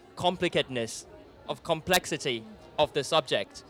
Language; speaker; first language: English; non-native, fluent; Thai